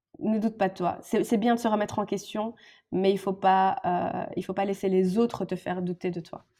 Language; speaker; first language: French; non-native, local second language; Arabic